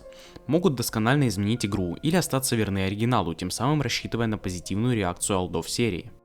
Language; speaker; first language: Russian; native; Russian